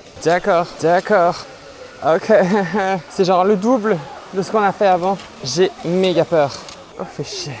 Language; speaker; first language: French; native; French